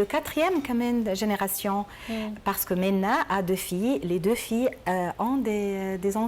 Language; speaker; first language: French; non-native, learner; Arabic